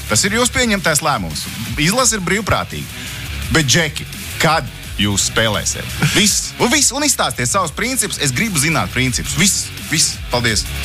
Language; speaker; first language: Latvian; native; Latvian